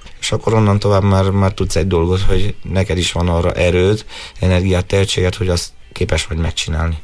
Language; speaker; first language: Hungarian; native; Hungarian